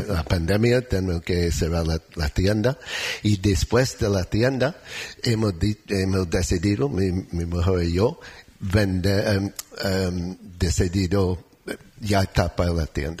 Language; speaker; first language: Spanish; non-native, learner; English